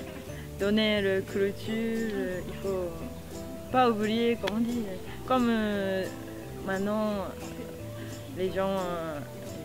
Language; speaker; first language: French; non-native, learner; Japanese